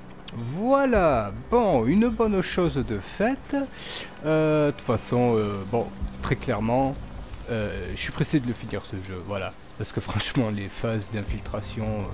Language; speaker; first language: French; native; French